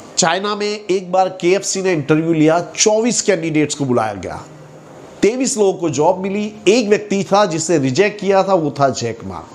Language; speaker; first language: Hindi; native; Hindi